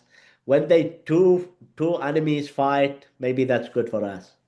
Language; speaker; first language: English; non-native, learner; Arabic